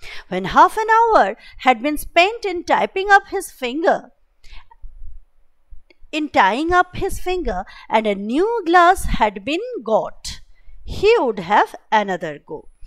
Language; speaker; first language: English; non-native, local second language; Bangla